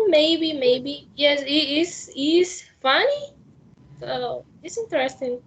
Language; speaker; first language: English; non-native, learner; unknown